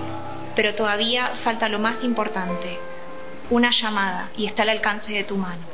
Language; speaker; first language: Spanish; native; Spanish